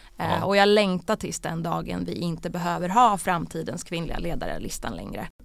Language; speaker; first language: Swedish; early bilingual, other home language; Bosnian